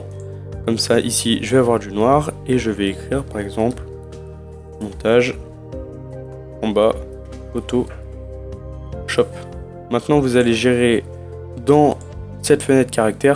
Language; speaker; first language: French; native; French